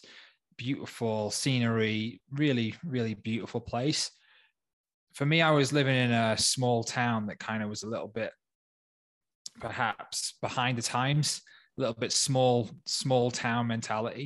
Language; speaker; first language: English; native; English